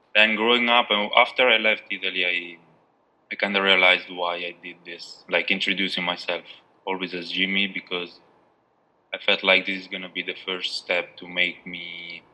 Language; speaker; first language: English; non-native, fluent; Albanian